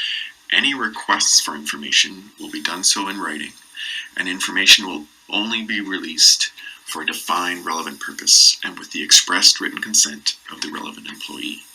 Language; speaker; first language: English; native; English